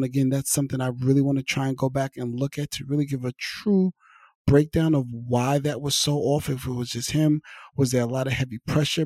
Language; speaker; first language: English; native; English